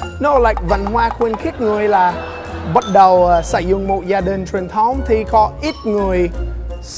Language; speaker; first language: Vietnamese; non-native, learner; English